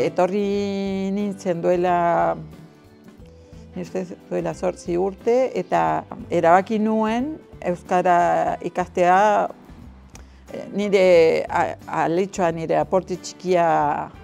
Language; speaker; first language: Basque; non-native, learner; Spanish